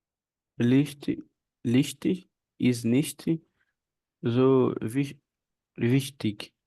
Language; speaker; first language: German; non-native, learner; Portuguese